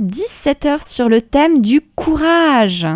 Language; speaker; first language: French; native; French